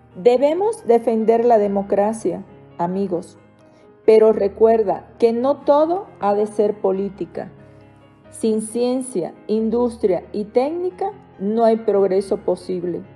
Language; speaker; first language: Spanish; native; Spanish